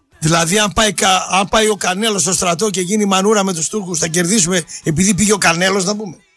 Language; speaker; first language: Greek; native; Greek